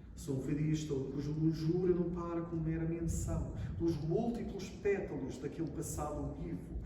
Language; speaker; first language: Portuguese; non-native, fluent; English